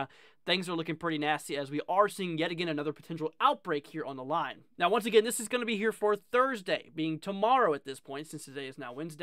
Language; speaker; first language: English; native; English